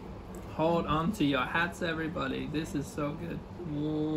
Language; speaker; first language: English; native; English